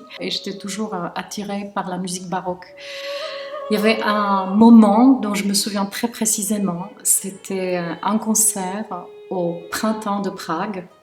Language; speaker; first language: French; non-native, fluent; Czech